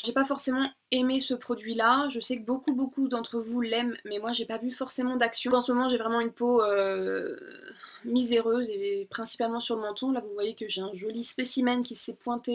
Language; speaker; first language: French; native; French